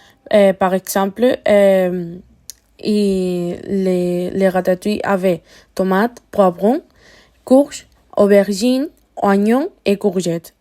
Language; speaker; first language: French; non-native, learner; Spanish